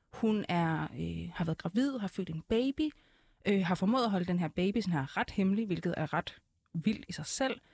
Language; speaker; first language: Danish; early bilingual, other home language; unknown